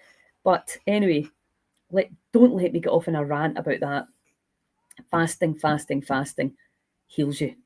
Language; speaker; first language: English; native; English